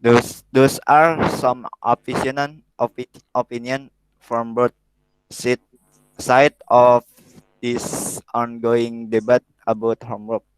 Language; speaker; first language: English; non-native, learner; Indonesian